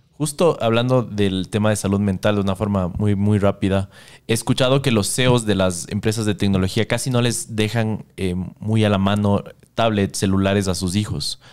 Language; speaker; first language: Spanish; native; Spanish